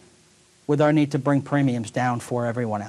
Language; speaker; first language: English; native; English